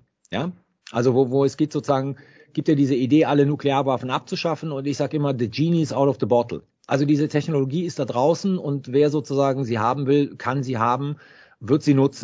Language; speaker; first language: German; native; German